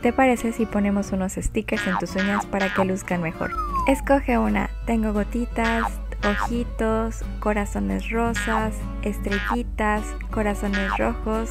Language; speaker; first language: Spanish; native; Spanish